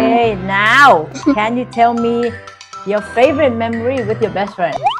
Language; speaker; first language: English; non-native, fluent; Thai